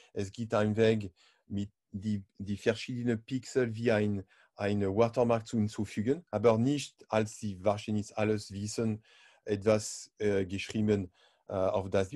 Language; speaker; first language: German; non-native, learner; French